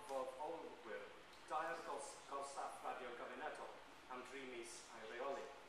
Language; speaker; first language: Welsh; non-native, local second language; English